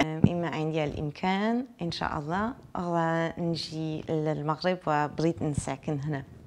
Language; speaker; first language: Arabic; non-native, fluent; Azerbaijani